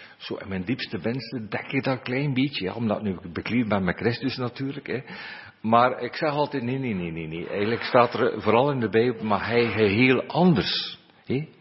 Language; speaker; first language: Dutch; native; Dutch